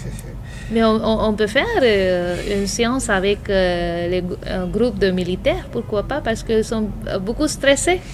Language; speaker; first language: French; non-native, fluent; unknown